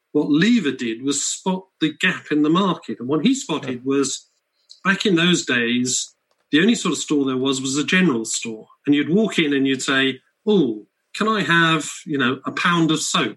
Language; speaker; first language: English; native; English